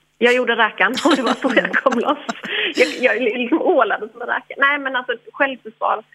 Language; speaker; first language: Swedish; early bilingual, other home language; English